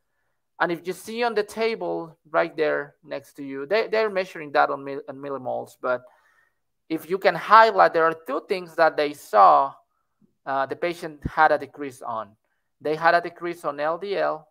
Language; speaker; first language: English; non-native, fluent; Spanish